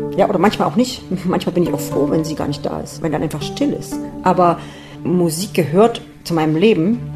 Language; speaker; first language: German; native; German